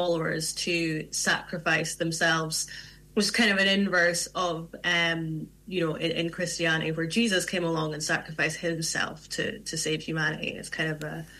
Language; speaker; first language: English; native; English